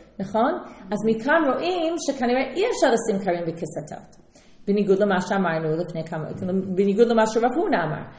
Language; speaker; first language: Hebrew; non-native, fluent; English